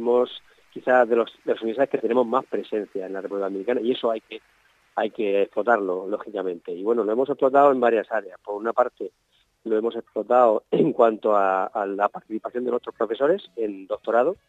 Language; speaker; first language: Spanish; native; Spanish